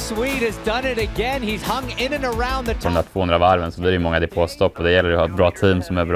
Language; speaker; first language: Swedish; native; Swedish